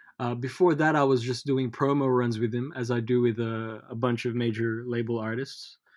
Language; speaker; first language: English; early bilingual, other home language; Filipino